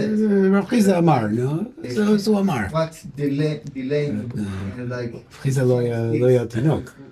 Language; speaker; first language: Hebrew; non-native, fluent; English